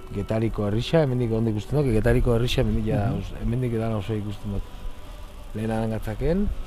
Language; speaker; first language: Basque; native; Basque